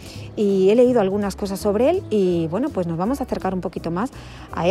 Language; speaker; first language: Spanish; native; Spanish